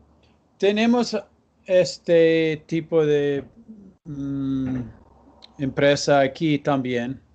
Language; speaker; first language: Spanish; non-native, learner; English